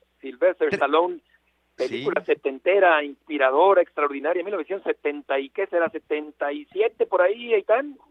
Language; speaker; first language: Spanish; native; Spanish